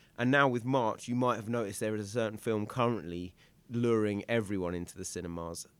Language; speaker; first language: English; native; English